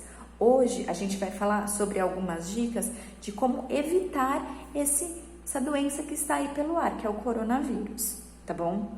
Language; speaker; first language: Portuguese; native; Portuguese